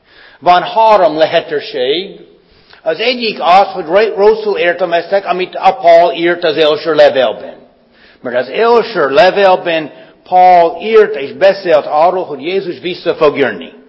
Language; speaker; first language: Hungarian; non-native, fluent; English